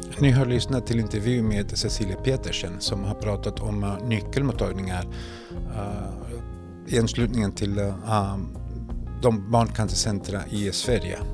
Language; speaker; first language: Swedish; non-native, fluent; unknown